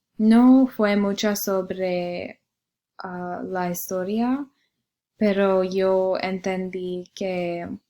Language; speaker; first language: Spanish; non-native, learner; English